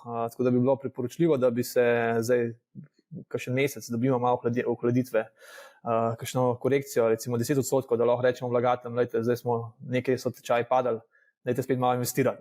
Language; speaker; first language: Slovenian; native; Slovenian